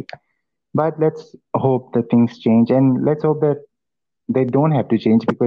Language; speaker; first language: English; non-native, local second language; Assamese